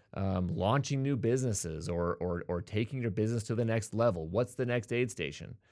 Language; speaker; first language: English; native; English